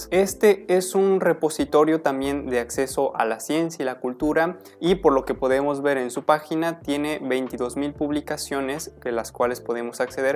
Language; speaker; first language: Spanish; native; Spanish